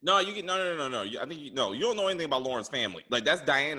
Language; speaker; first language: English; native; English